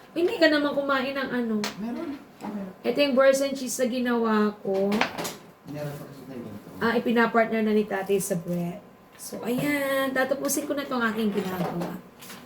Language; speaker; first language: Filipino; non-native, local second language; Bikol